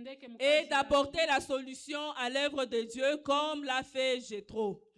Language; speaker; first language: French; non-native, local second language; Swahili